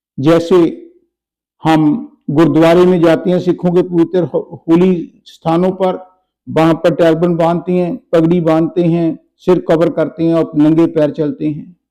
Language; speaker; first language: Hindi; non-native, local second language; Punjabi